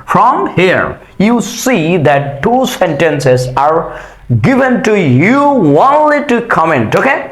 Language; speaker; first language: English; non-native, local second language; Bangla